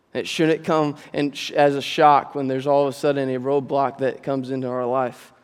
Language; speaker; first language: English; native; English